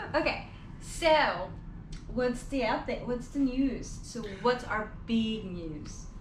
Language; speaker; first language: English; non-native, local second language; Cebuano